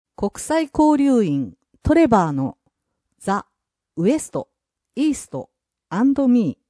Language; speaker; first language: Japanese; non-native, fluent; English